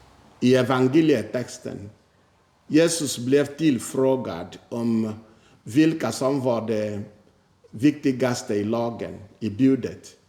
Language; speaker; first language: Swedish; non-native, fluent; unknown